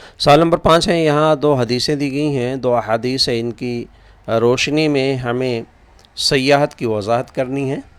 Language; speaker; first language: Urdu; native; Urdu